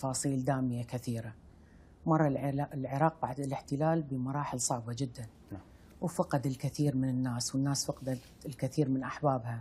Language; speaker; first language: Arabic; native; Arabic